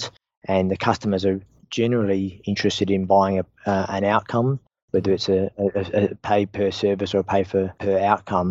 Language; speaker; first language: English; native; English